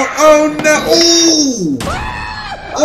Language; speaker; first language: English; native; English